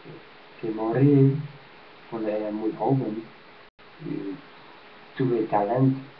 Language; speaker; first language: Spanish; non-native, learner; English